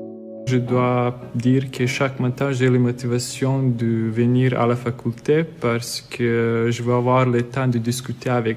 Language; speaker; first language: French; non-native, fluent; Serbian